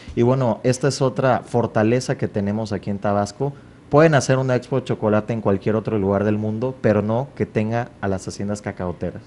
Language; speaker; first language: Spanish; native; Spanish